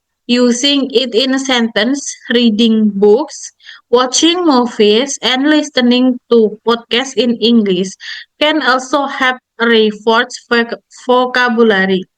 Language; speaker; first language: English; non-native, learner; Indonesian